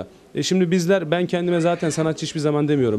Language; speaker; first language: Turkish; native; Turkish